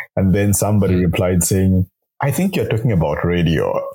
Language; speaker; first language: English; non-native, local second language; Bemba